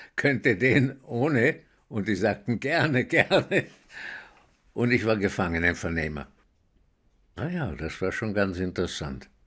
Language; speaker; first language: German; native; German